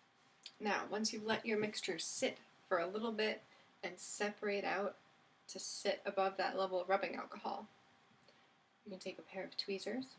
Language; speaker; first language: English; native; English